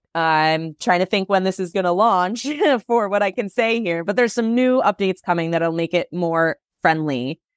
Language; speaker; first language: English; native; English